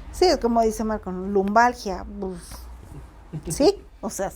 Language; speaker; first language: Spanish; native; Spanish